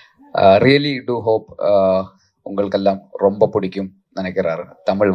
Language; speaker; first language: Tamil; non-native, local second language; Malayalam